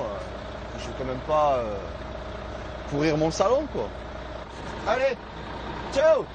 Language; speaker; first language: French; native; French